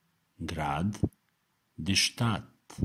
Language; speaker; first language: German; non-native, fluent; Serbian